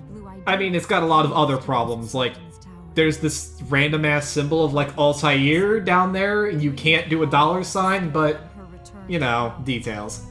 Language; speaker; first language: English; native; English